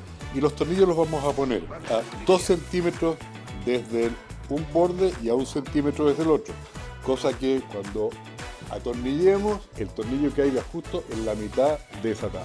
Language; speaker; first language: Spanish; native; Spanish